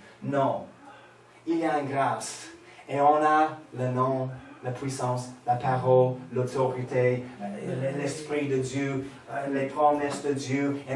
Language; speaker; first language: French; non-native, fluent; English